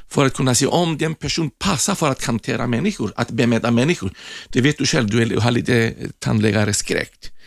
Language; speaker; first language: Swedish; non-native, fluent; Greek